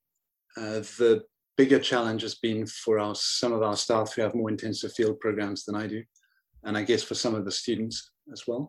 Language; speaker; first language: English; native; English